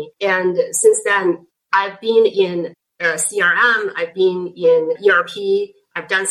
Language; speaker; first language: English; non-native, fluent; Chinese